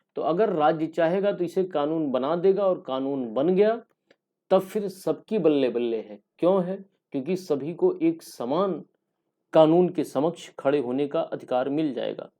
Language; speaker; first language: Hindi; native; Hindi